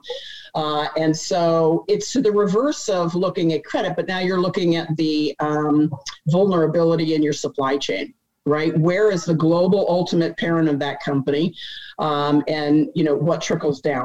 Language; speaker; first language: English; native; English